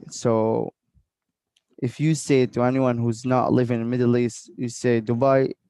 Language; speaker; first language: English; non-native, fluent; Arabic